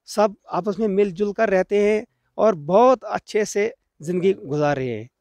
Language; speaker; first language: Hindi; native; Hindi